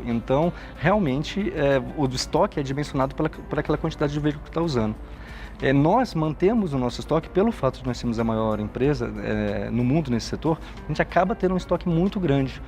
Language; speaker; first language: Portuguese; native; Portuguese